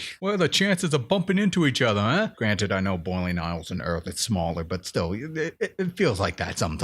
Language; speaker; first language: English; native; English